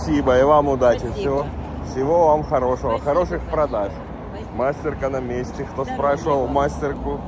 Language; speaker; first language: Russian; native; Russian